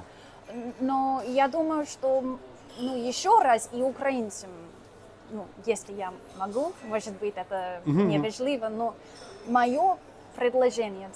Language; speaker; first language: Russian; non-native, fluent; English